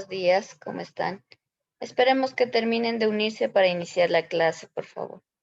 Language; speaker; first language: Spanish; native; Spanish